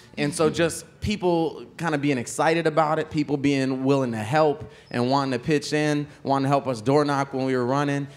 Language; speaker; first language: English; native; English